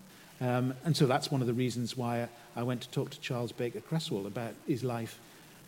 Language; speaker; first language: English; native; English